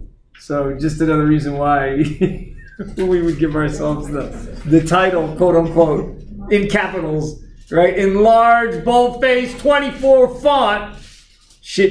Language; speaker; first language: English; native; English